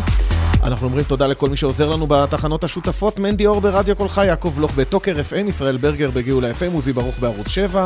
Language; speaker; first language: Hebrew; native; Hebrew